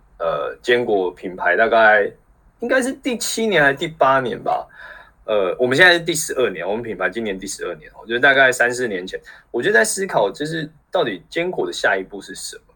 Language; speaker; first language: Chinese; native; Chinese